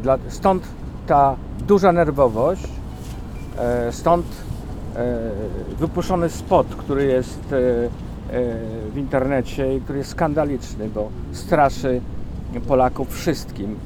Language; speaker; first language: Polish; native; Polish